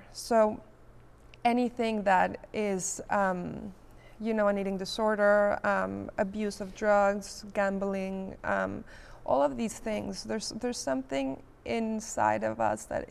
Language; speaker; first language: English; non-native, fluent; Spanish